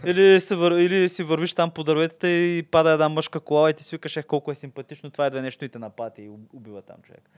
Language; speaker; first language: Bulgarian; native; Bulgarian